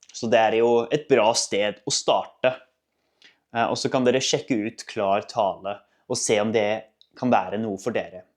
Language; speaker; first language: Norwegian; native; Norwegian